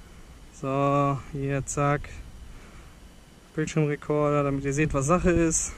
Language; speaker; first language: German; native; German